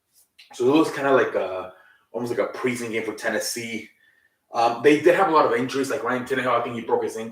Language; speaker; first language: English; native; English